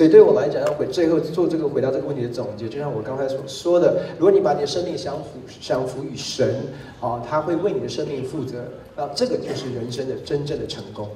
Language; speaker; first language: Chinese; native; Chinese